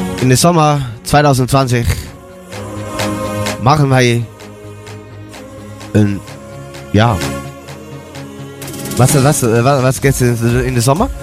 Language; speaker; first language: German; non-native, learner; Dutch